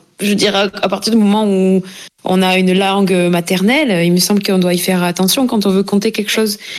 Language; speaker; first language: French; native; French